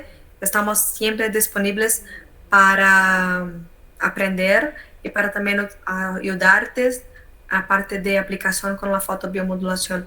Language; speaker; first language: Spanish; non-native, learner; Portuguese